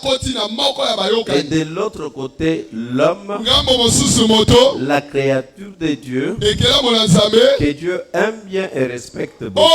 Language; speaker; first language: French; non-native, local second language; Luba-Lulua